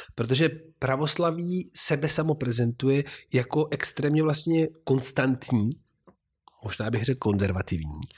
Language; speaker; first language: Czech; non-native, fluent; Italian